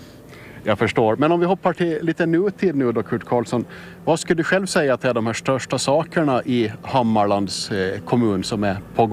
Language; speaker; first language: Swedish; native; Swedish